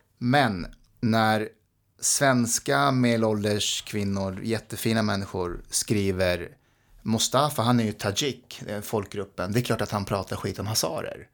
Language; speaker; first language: Swedish; early bilingual, other home language; Persian